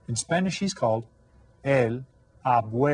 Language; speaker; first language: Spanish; non-native, fluent; English